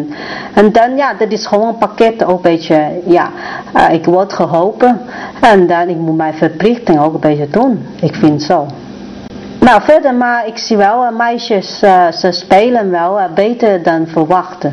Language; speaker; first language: Dutch; non-native, learner; Chinese